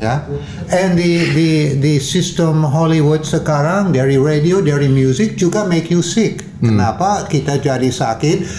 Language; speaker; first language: Indonesian; non-native, fluent; English